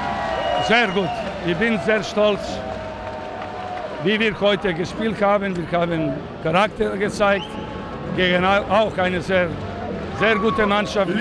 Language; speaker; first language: German; non-native, fluent; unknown